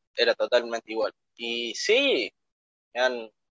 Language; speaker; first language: Spanish; native; Spanish